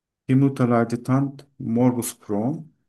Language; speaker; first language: German; non-native, learner; Turkish